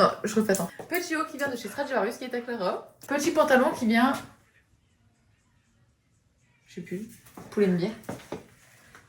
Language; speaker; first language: French; native; French